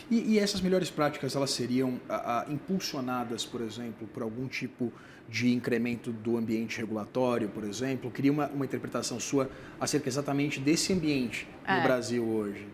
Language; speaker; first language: Portuguese; native; Portuguese